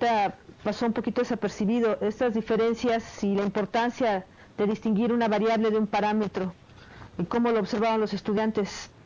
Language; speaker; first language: Spanish; native; Spanish